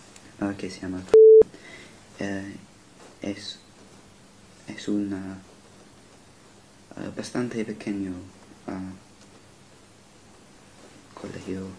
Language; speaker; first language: Spanish; non-native, learner; English